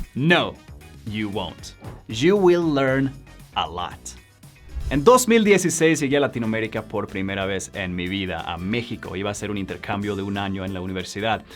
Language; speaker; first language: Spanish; non-native, fluent; English